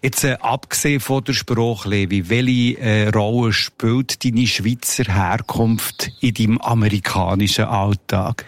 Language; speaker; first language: German; native; German